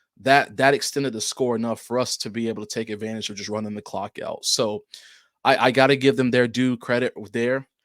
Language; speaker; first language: English; native; English